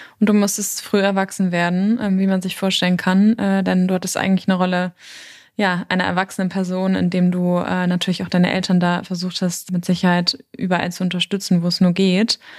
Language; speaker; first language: German; native; German